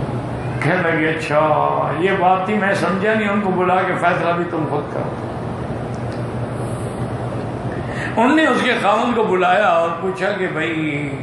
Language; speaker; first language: Urdu; native; Urdu